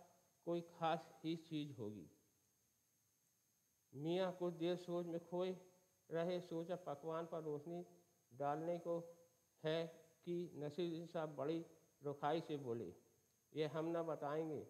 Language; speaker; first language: Hindi; native; Hindi